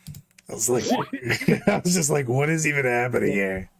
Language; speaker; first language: English; native; English